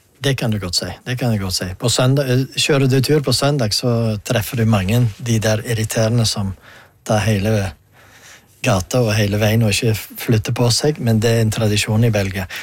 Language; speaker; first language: Norwegian; non-native, fluent; Dutch